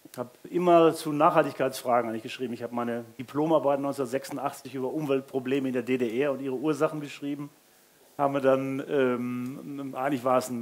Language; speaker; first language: German; native; German